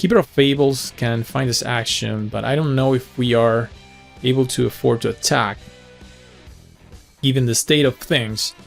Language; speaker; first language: English; non-native, fluent; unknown